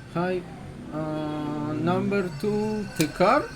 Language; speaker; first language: English; non-native, learner; Spanish